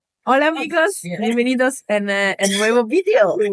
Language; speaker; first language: Spanish; non-native, learner; Italian